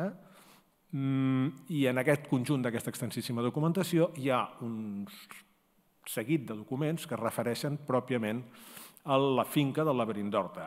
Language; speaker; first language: Catalan; native; Catalan